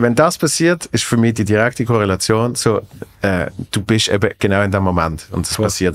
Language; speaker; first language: German; native; German